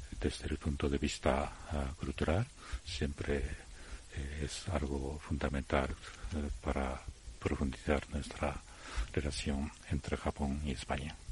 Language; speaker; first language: Spanish; non-native, fluent; Japanese